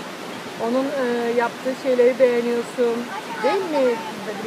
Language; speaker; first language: Turkish; native; Turkish